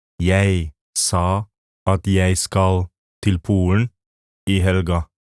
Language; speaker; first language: Norwegian; non-native, fluent; Polish